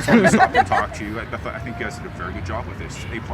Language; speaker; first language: English; native; English